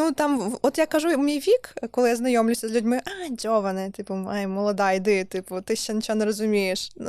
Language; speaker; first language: Ukrainian; native; Ukrainian